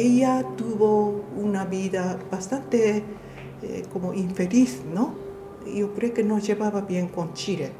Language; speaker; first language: Spanish; non-native, fluent; Japanese